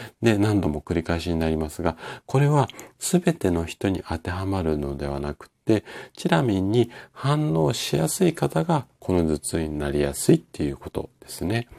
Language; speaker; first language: Japanese; native; Japanese